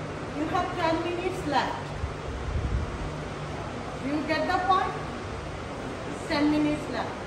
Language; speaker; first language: English; non-native, local second language; Bangla